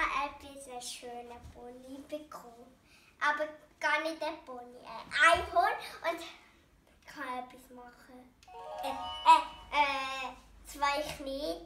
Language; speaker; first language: German; non-native, learner; Indonesian